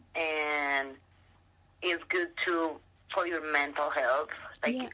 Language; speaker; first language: English; non-native, learner; Spanish